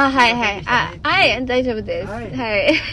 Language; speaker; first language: Japanese; non-native, learner; Filipino